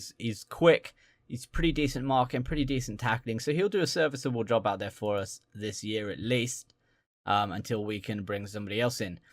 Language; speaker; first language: English; native; English